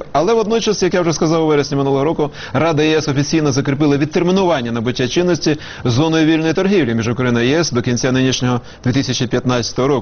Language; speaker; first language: Ukrainian; native; Ukrainian